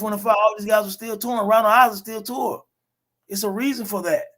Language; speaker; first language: English; native; English